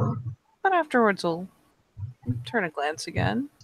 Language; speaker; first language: English; native; English